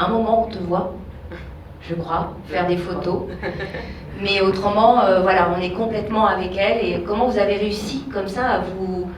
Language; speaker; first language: French; native; French